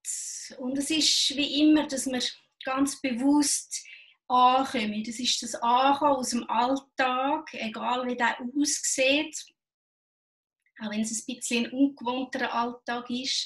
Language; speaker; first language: German; native; German